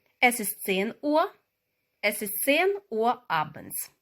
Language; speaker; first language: German; non-native, fluent; Ukrainian